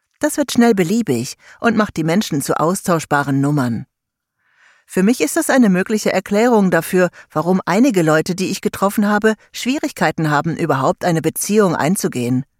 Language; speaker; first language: German; native; German